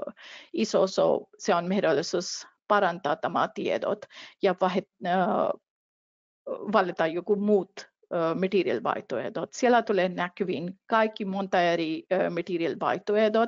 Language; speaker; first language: Finnish; non-native, fluent; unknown